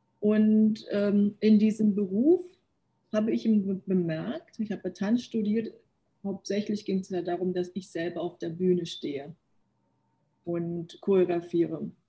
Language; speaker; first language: German; early bilingual, other home language; Korean